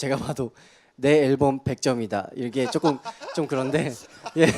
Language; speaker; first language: Korean; native; Korean